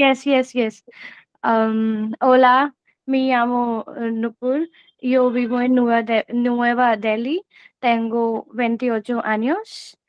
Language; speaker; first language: Spanish; non-native, learner; Hindi